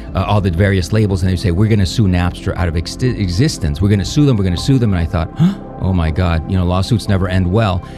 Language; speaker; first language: English; non-native, fluent; Spanish